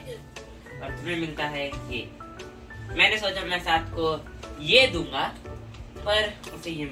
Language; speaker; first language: Hindi; native; Hindi